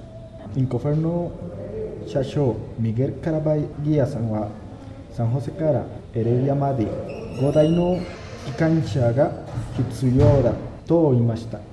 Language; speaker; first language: Japanese; non-native, learner; Spanish